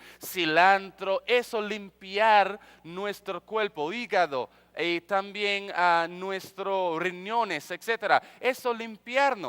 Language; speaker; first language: Spanish; non-native, fluent; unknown